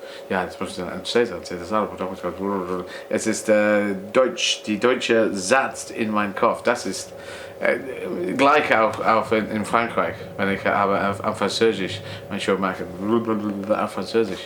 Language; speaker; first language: German; non-native, learner; English